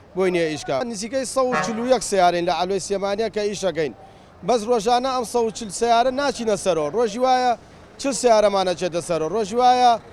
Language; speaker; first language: Central Kurdish; native; Central Kurdish